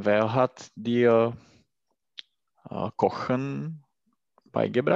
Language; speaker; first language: German; non-native, learner; Czech